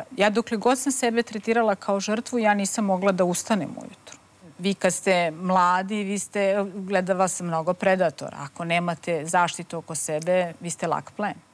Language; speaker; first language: Serbian; native; Serbian